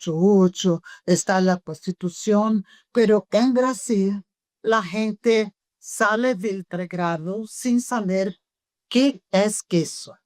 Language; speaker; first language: Spanish; non-native, fluent; Portuguese